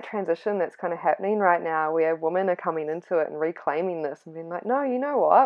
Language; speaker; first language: English; native; English